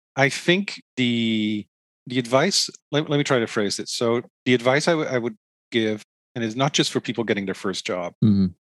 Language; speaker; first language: English; non-native, fluent; Dutch